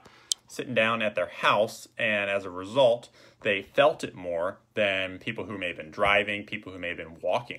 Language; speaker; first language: English; native; English